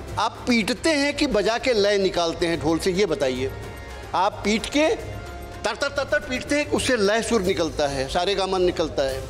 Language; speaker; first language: Hindi; native; Hindi